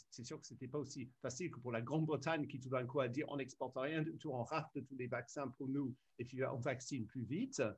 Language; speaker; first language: French; early bilingual, other home language; English